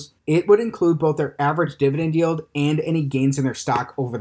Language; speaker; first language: English; native; English